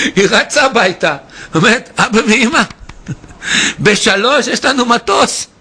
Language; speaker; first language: Hebrew; native; Hebrew